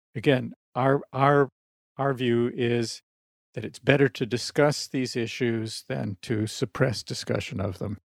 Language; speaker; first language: English; native; English